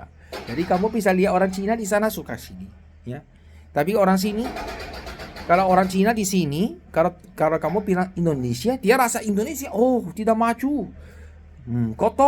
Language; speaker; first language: Indonesian; non-native, learner; Chinese